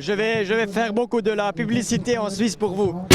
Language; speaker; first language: French; non-native, local second language; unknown